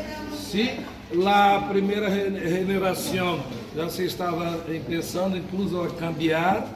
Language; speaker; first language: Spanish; non-native, learner; Portuguese